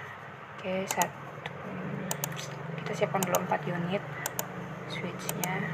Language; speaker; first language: Indonesian; native; Indonesian